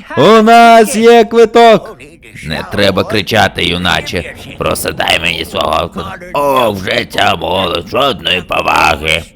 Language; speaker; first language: Ukrainian; native; Ukrainian